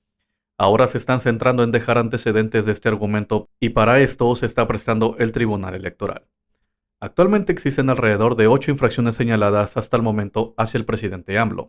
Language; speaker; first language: Spanish; native; Spanish